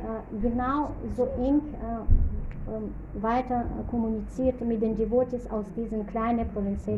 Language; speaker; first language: German; non-native, fluent; Russian